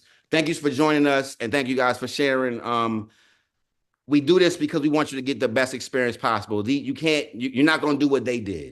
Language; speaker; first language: English; native; English